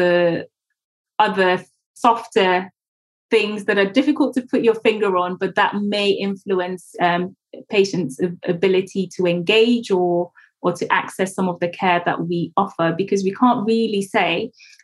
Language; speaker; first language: English; non-native, local second language; Akan